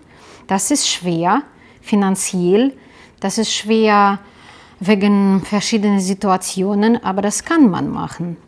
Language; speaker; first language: German; non-native, learner; Russian